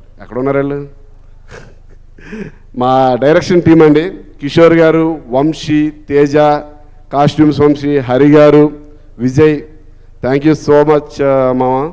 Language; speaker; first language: Telugu; native; Telugu